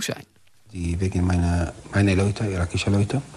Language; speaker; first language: German; non-native, learner; Arabic